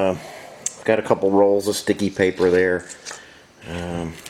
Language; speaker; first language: English; native; English